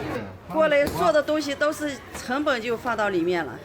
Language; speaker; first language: Chinese; native; Chinese